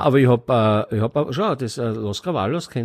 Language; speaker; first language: German; native; German